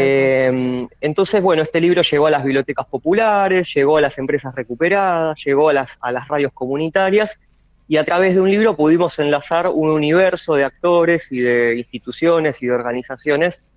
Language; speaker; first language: Spanish; native; Spanish